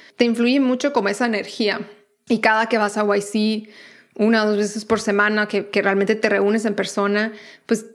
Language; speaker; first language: Spanish; native; Spanish